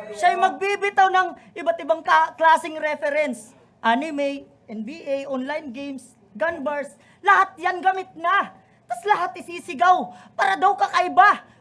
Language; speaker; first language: Filipino; non-native, local second language; Waray